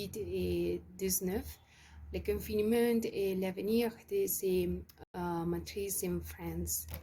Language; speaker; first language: French; non-native, learner; Spanish